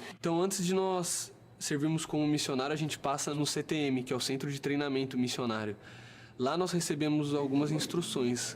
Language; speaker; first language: Portuguese; native; Portuguese